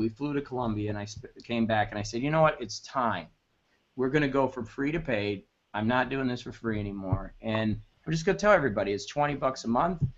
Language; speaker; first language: English; native; English